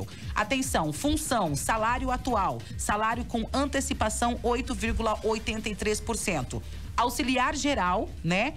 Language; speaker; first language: Portuguese; native; Portuguese